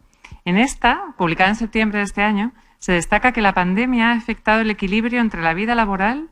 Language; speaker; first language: Spanish; native; Spanish